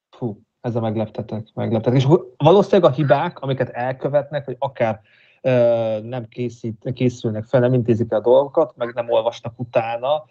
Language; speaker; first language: Hungarian; native; Hungarian